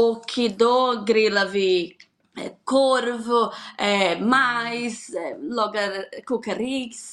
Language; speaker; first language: Swedish; non-native, fluent; Portuguese